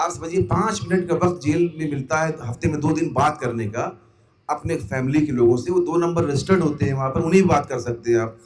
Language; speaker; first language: Hindi; native; Hindi